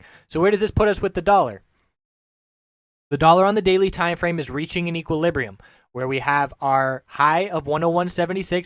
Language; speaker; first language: English; native; English